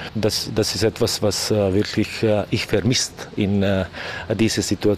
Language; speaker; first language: German; non-native, learner; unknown